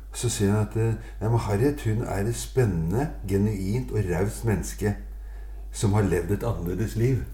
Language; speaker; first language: Norwegian; native; Norwegian